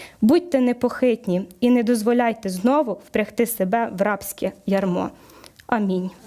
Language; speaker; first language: Ukrainian; native; Ukrainian